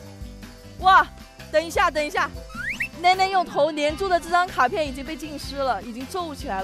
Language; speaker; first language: Chinese; native; Chinese